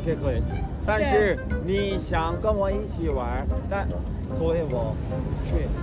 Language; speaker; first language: Chinese; non-native, learner; Korean